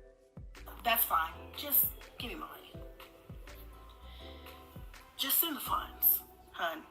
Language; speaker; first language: English; native; English